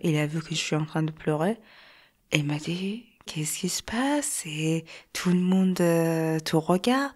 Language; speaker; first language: French; non-native, learner; Persian